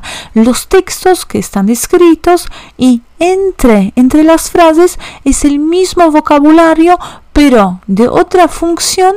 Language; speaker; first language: Spanish; non-native, fluent; Polish